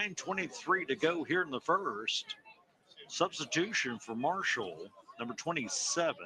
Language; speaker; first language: English; native; English